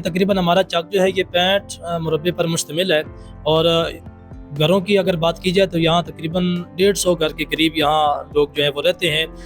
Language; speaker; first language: Urdu; native; Urdu